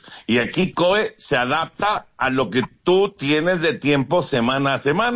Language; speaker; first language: Spanish; native; Spanish